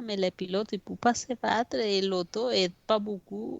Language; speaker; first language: French; non-native, fluent; Spanish